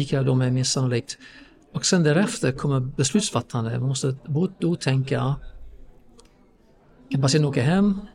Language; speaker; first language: Swedish; non-native, fluent; English